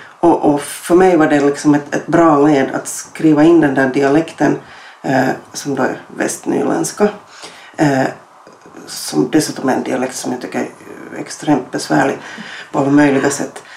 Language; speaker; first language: Swedish; native; Swedish